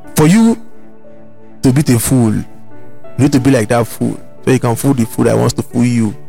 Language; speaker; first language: English; non-native, local second language; Igbo